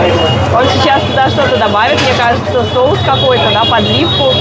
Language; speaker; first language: Russian; native; Russian